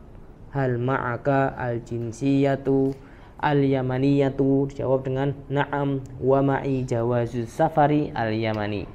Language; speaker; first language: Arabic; non-native, fluent; Indonesian